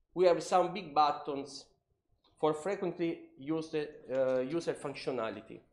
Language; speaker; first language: English; non-native, learner; Italian